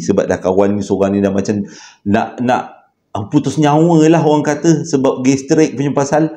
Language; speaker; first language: Malay; native; Malay